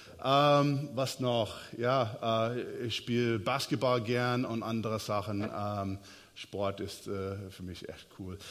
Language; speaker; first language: German; non-native, fluent; English